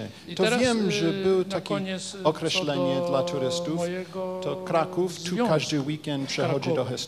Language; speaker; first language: Polish; non-native, fluent; Japanese